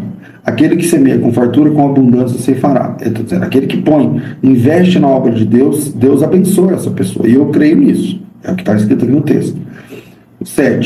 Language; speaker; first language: Portuguese; native; Portuguese